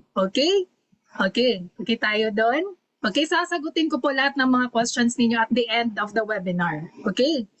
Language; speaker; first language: Filipino; non-native, local second language; Cebuano